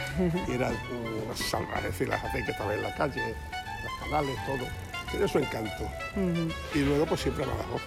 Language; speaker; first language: Spanish; native; Spanish